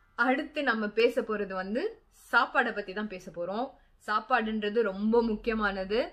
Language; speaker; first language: Tamil; early bilingual, heritage; Tamil